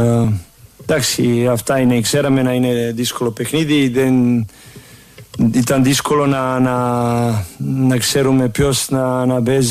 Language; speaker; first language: Greek; non-native, learner; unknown